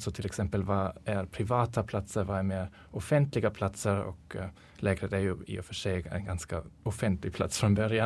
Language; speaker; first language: Swedish; non-native, fluent; German